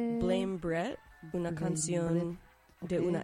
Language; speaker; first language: Spanish; non-native, learner; English